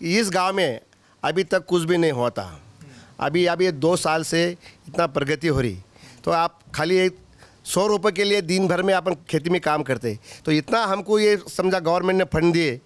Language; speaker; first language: Hindi; non-native, local second language; Lambadi